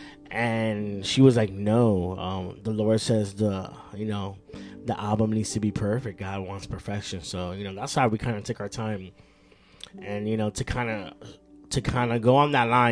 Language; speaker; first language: English; early bilingual, other home language; Spanish